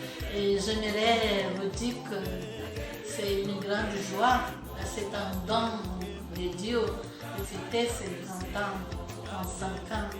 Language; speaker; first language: French; non-native, fluent; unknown